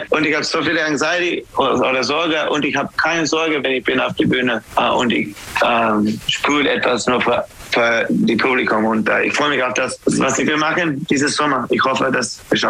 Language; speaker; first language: German; non-native, learner; English